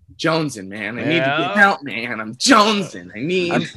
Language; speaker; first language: English; native; English